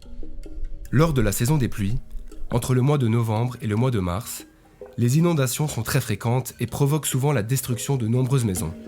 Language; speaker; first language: French; native; French